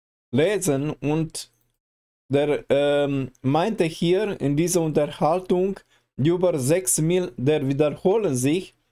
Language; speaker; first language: German; non-native, learner; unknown